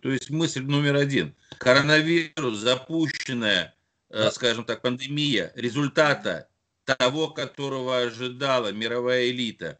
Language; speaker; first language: Russian; native; Russian